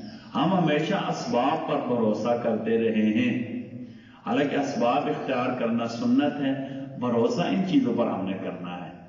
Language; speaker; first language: Urdu; native; Urdu